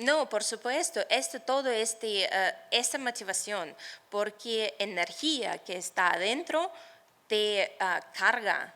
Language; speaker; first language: Spanish; non-native, fluent; Russian